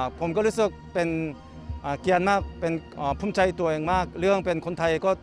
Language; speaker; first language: Thai; non-native, learner; Korean